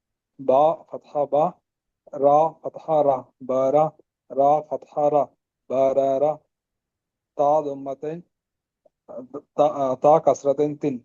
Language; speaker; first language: Arabic; non-native, learner; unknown